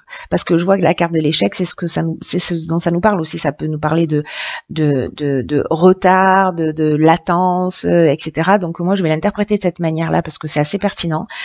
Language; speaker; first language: French; native; French